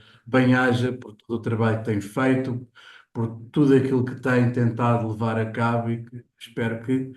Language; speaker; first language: Portuguese; native; Portuguese